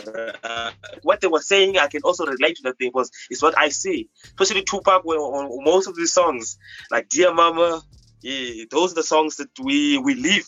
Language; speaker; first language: English; non-native, local second language; Xhosa